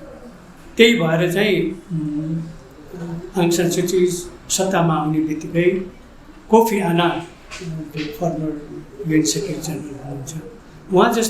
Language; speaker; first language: Nepali; native; Nepali